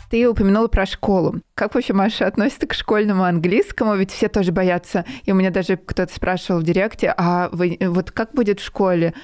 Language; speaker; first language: Russian; native; Russian